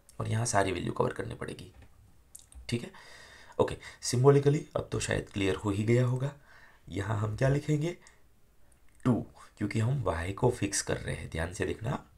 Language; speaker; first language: Hindi; non-native, local second language; Gujarati